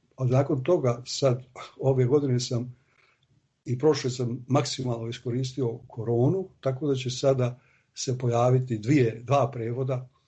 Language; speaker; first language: Serbian; native; Serbian